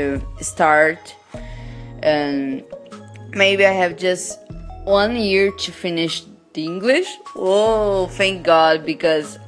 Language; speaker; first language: English; non-native, learner; Portuguese